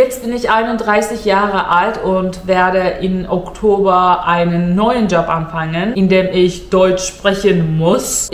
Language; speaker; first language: German; non-native, fluent; Turkish